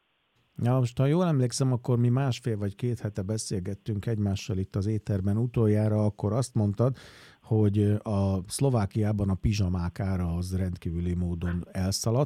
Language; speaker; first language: Hungarian; native; Hungarian